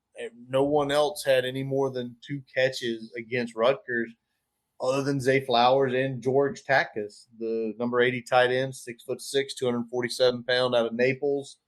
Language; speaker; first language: English; native; English